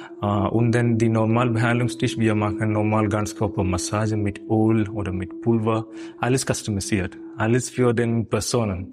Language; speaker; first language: German; non-native, learner; Malayalam